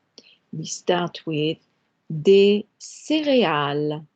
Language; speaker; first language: French; non-native, fluent; English